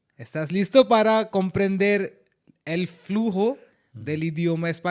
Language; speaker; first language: Spanish; non-native, learner; Hindi